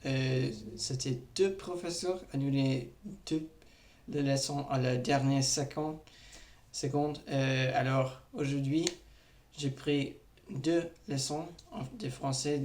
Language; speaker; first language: French; non-native, learner; English